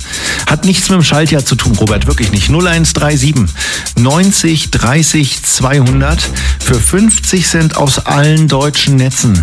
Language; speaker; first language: German; native; German